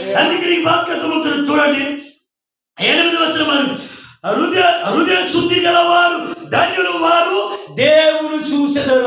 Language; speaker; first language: Telugu; non-native, local second language; Koya